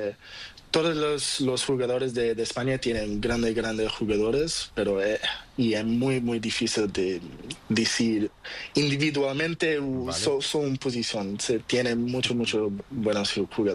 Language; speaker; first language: Spanish; non-native, learner; Portuguese